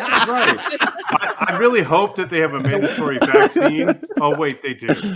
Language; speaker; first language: English; native; English